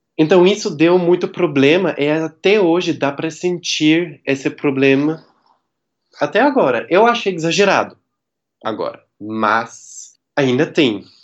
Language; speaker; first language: Portuguese; non-native, fluent; Dutch